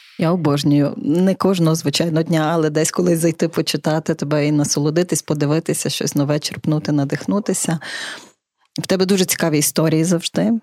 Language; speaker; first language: Ukrainian; native; Ukrainian